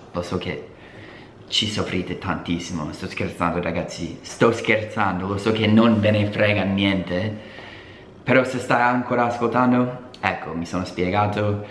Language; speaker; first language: Italian; non-native, fluent; English